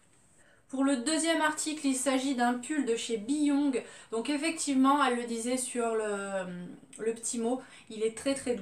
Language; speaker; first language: French; native; French